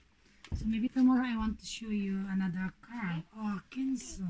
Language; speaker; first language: English; non-native, fluent; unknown